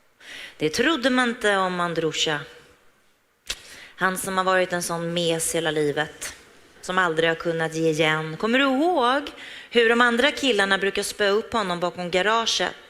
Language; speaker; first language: Swedish; native; Swedish